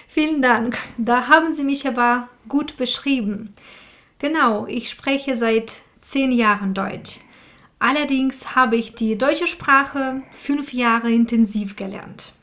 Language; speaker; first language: German; non-native, fluent; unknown